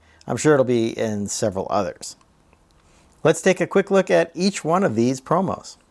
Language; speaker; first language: English; native; English